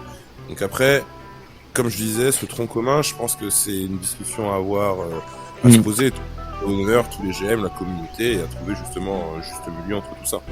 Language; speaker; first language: French; native; French